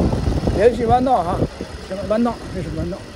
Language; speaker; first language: Chinese; native; Chinese